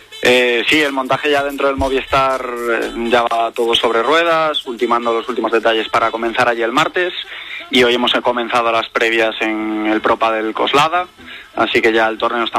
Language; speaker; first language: Spanish; native; Spanish